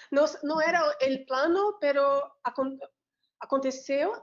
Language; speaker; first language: Spanish; non-native, learner; Portuguese